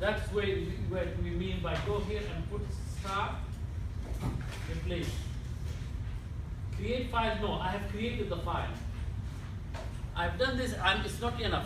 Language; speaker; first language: English; non-native, fluent; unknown